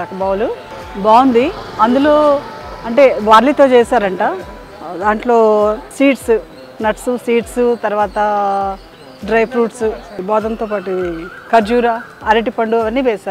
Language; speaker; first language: Telugu; native; Telugu